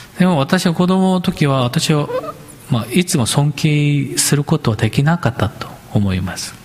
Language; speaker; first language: Japanese; non-native, fluent; Korean